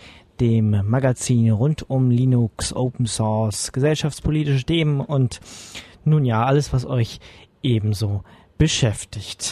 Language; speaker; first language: German; native; German